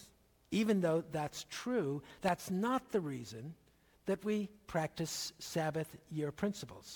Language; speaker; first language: English; native; English